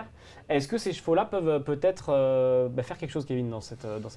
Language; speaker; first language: French; native; French